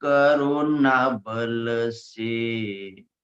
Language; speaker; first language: Hindi; non-native, local second language; Marathi